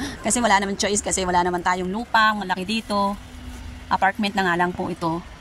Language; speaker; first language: Filipino; non-native, local second language; Iloko